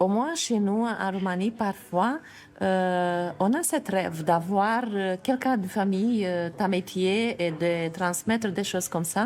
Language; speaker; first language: French; non-native, fluent; Romanian